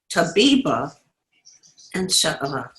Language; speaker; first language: Arabic; non-native, learner; English